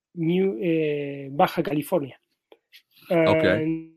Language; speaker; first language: English; non-native, learner; Spanish